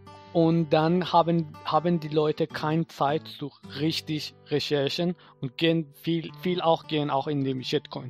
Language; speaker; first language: German; non-native, fluent; Persian